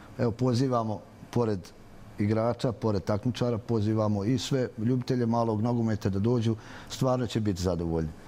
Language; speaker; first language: Croatian; native; Croatian